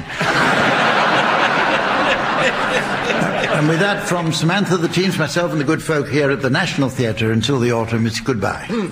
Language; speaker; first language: English; native; English